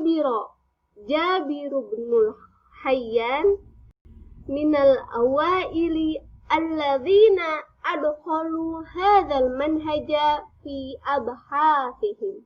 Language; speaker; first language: Arabic; non-native, fluent; Indonesian